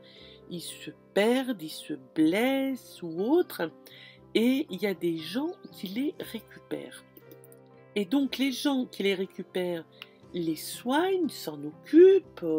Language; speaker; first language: French; native; French